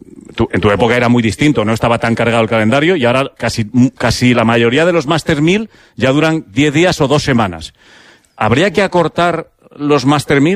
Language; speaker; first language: Spanish; native; Spanish